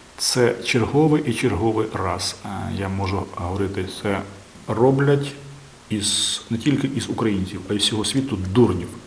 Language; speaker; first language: Ukrainian; native; Ukrainian